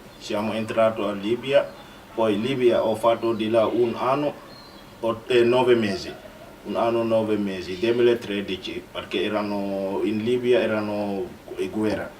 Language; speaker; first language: Italian; non-native, learner; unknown